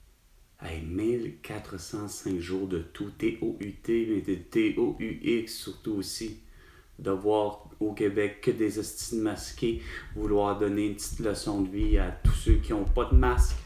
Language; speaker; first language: French; native; French